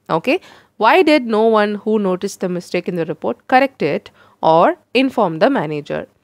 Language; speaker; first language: English; non-native, local second language; Tamil